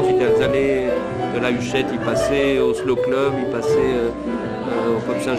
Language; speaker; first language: French; native; French